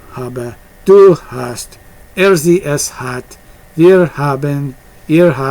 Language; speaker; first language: German; non-native, learner; English